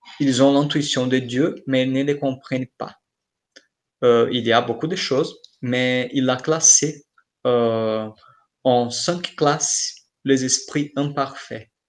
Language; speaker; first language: French; non-native, fluent; Portuguese